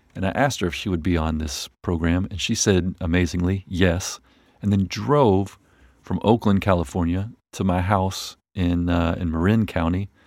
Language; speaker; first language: English; native; English